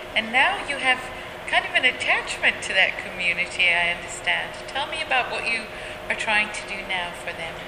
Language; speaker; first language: English; non-native, local second language; Ganda